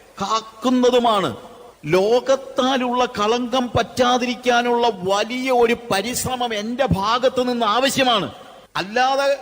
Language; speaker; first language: Malayalam; native; Malayalam